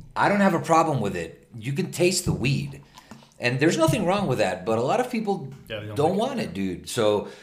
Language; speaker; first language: English; non-native, fluent; Spanish